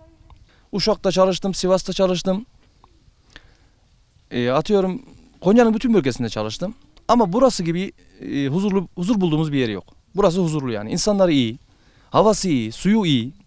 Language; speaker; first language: Turkish; native; Turkish